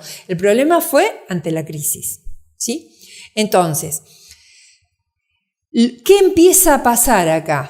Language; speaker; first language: Spanish; native; Spanish